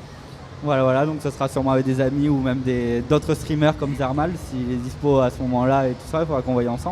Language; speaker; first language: French; native; French